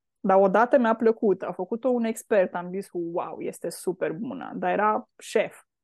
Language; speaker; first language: Romanian; native; Romanian